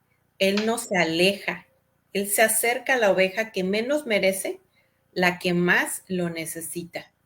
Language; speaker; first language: Spanish; native; Spanish